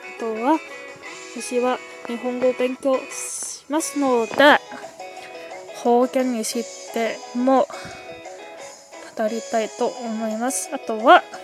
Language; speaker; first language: Japanese; non-native, learner; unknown